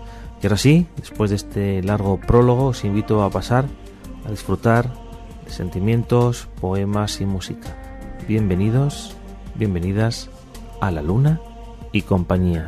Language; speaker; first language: Spanish; native; Spanish